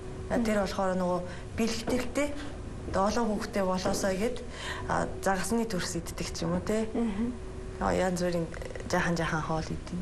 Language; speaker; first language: Mongolian; non-native, fluent; Japanese